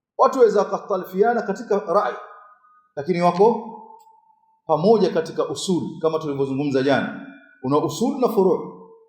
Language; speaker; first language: Swahili; native; Swahili